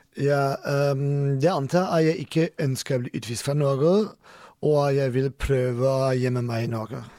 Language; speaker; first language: Norwegian; non-native, learner; German